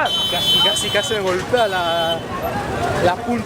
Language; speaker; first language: Spanish; native; Spanish